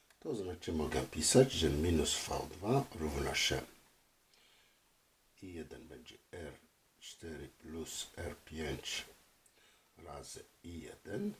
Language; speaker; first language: Polish; non-native, fluent; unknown